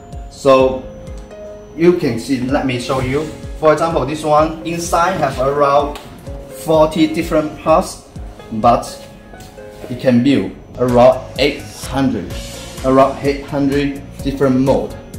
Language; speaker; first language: English; non-native, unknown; Chinese